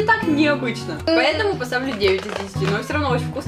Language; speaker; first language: Russian; native; Russian